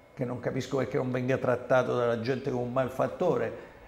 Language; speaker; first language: Italian; native; Italian